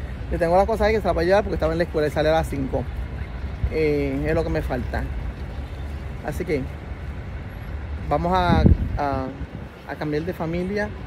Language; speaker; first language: Spanish; native; Spanish